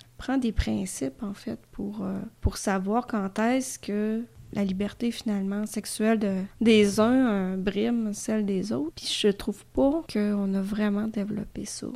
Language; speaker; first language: French; native; French